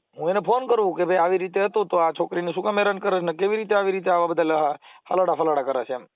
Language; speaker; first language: Gujarati; native; Gujarati